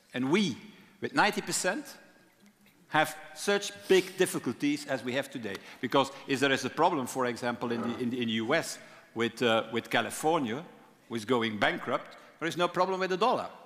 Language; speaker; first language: English; non-native, fluent; Dutch